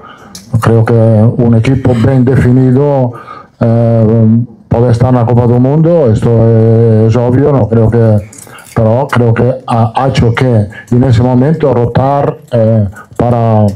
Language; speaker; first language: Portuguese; non-native, learner; Italian